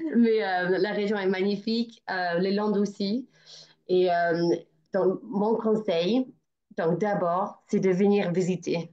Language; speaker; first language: French; non-native, fluent; English